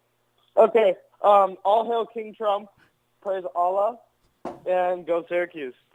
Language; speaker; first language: English; native; English